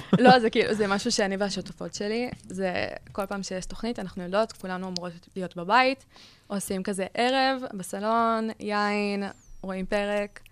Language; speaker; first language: Hebrew; early bilingual, other home language; English